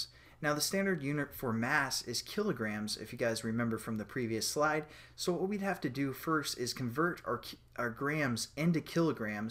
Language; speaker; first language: English; native; English